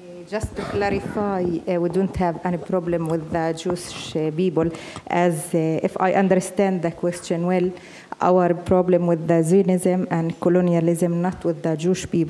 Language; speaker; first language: English; non-native, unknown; Arabic